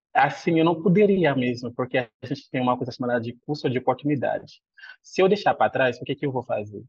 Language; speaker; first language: Portuguese; non-native, fluent; Haitian Creole